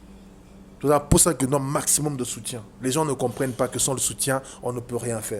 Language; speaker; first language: French; non-native, local second language; Lingala